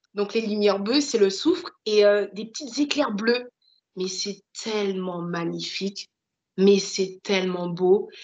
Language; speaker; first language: French; native; French